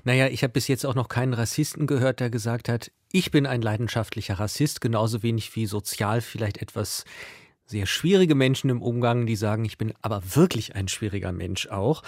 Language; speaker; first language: German; native; German